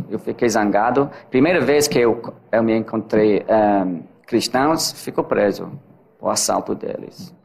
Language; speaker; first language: Portuguese; non-native, learner; English